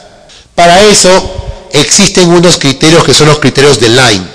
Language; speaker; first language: Spanish; native; Spanish